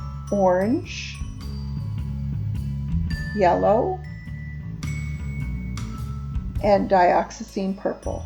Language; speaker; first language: English; native; English